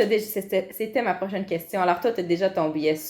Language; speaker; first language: French; native; French